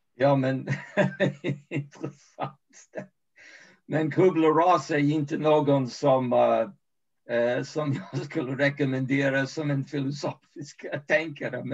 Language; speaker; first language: Swedish; non-native, fluent; English